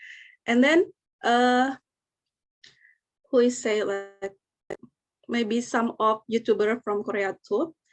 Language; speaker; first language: English; non-native, learner; Indonesian